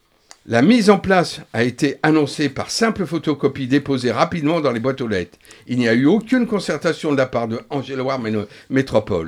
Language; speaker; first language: French; native; French